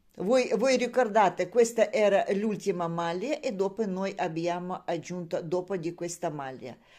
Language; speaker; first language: Italian; non-native, learner; Russian